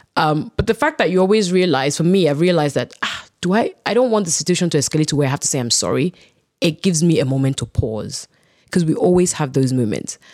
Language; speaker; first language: English; non-native, local second language; Yoruba